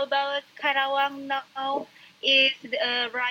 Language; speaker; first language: English; non-native, local second language; Indonesian